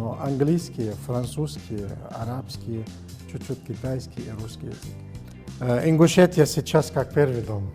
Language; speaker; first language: Russian; non-native, learner; Arabic